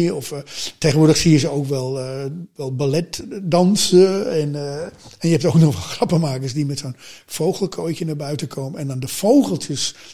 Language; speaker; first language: Dutch; native; Dutch